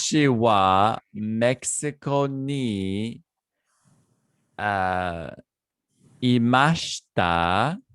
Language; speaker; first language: Japanese; non-native, learner; English